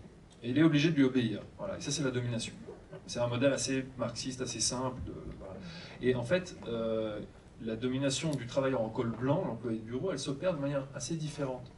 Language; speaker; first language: French; native; French